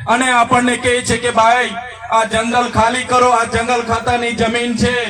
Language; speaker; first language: Gujarati; non-native, local second language; Vasavi